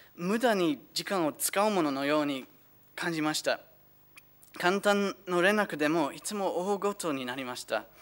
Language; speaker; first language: Japanese; non-native, fluent; English